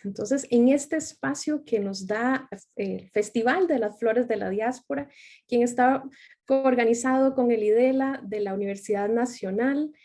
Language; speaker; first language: Spanish; native; Spanish